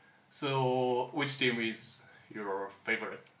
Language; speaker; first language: English; non-native, learner; Japanese